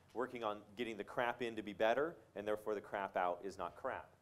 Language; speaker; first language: English; native; English